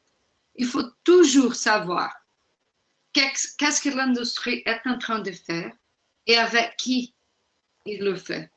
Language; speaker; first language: French; non-native, fluent; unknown